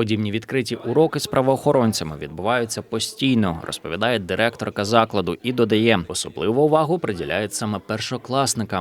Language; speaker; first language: Ukrainian; native; Ukrainian